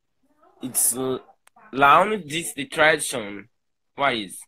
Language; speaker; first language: English; non-native, learner; Portuguese